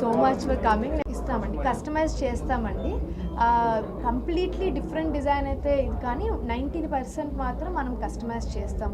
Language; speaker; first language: Telugu; native; Telugu